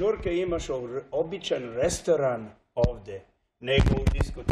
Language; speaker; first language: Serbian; early bilingual, heritage; English